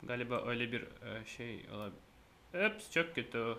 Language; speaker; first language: Turkish; non-native, fluent; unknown